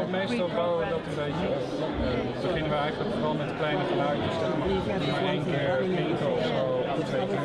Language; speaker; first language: Dutch; native; Dutch